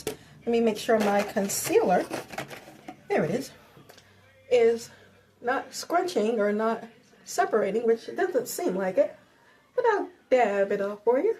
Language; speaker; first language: English; native; English